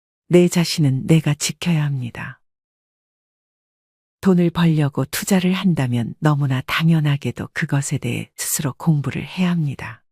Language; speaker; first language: Korean; native; Korean